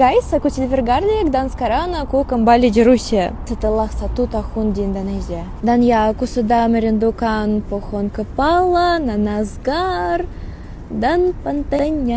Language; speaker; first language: Indonesian; non-native, learner; Russian